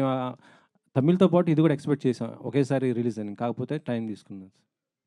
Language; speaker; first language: Telugu; native; Telugu